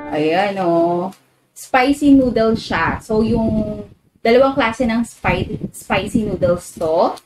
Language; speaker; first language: Filipino; native; Filipino